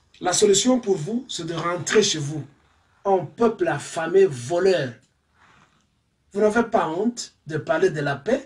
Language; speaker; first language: French; non-native, local second language; Swahili